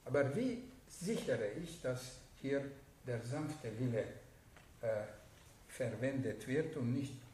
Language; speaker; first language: German; non-native, fluent; Hungarian